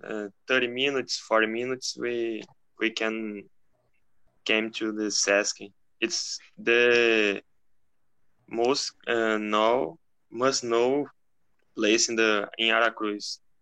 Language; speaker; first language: English; non-native, learner; Portuguese